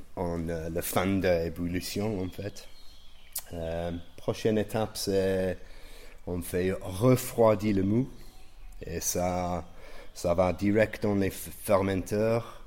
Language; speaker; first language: French; non-native, fluent; English